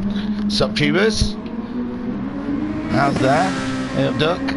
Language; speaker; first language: English; native; English